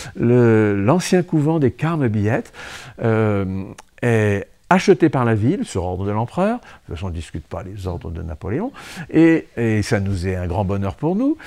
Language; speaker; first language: French; native; French